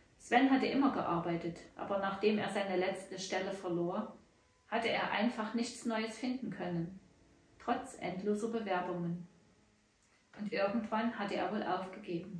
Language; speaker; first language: German; native; German